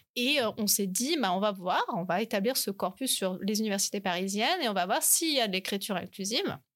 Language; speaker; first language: French; native; French